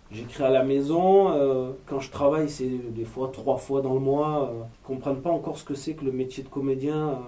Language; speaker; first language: French; native; French